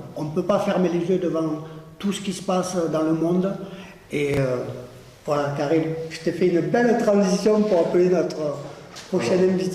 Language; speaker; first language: French; native; French